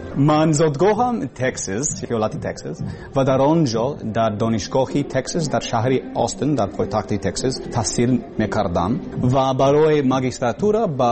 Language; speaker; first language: Persian; non-native, learner; English